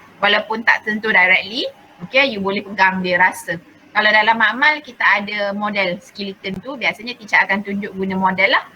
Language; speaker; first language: Malay; native; Malay